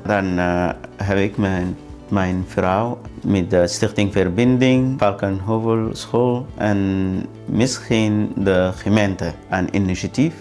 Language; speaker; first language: Dutch; non-native, learner; Arabic